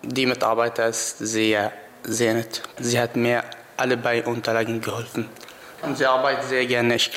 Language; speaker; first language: German; non-native, learner; Arabic